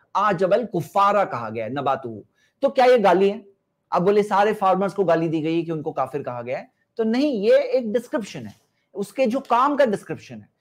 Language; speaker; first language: Hindi; non-native, local second language; Urdu